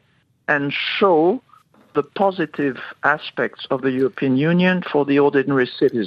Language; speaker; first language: English; non-native, fluent; French